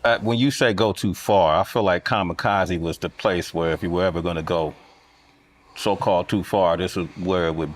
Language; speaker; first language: English; native; English